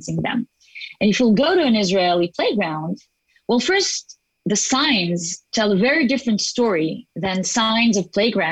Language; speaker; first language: English; non-native, fluent; Hebrew